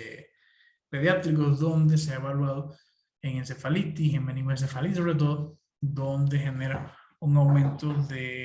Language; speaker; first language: Spanish; native; Spanish